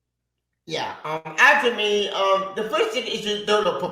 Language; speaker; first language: English; native; English